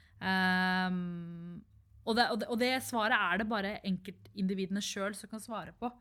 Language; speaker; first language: Norwegian; early bilingual, other home language; Tamil